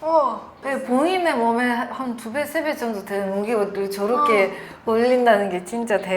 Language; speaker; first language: Korean; non-native, fluent; Japanese